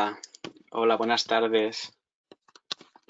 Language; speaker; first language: Spanish; native; Spanish